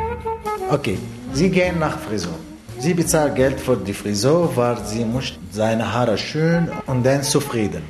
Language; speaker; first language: German; non-native, learner; Arabic